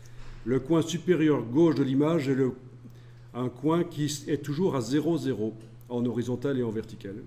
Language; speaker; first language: French; native; French